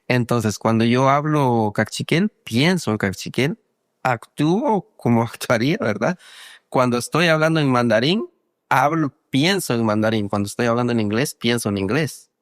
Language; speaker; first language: Spanish; non-native, local second language; Kaqchikel